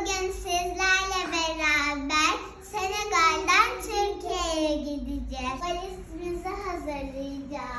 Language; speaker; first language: Turkish; early bilingual, heritage; Turkish